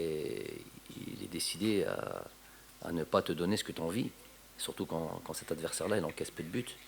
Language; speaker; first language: French; native; French